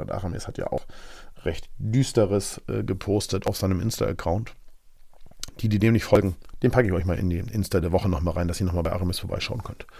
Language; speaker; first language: German; native; German